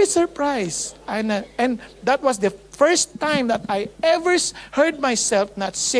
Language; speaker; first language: English; non-native, local second language; Filipino